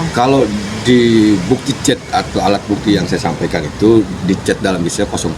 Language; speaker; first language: Indonesian; native; Indonesian